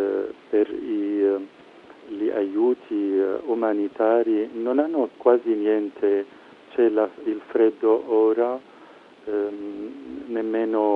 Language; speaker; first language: Italian; non-native, fluent; Arabic